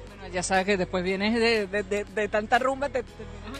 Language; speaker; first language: Spanish; native; Spanish